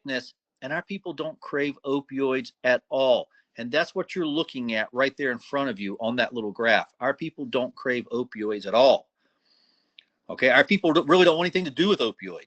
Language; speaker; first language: English; native; English